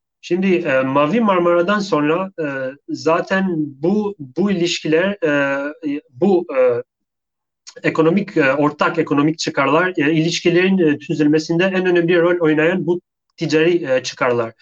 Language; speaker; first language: Turkish; non-native, fluent; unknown